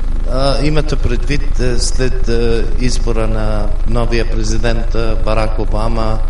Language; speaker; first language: Bulgarian; non-native, fluent; Arabic